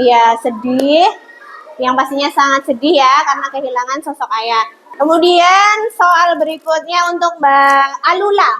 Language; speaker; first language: Indonesian; native; Indonesian